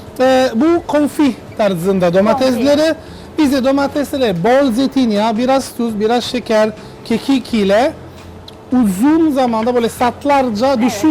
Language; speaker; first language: Turkish; non-native, learner; Italian